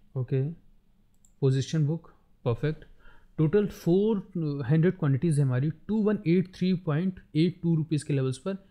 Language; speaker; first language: Hindi; native; Hindi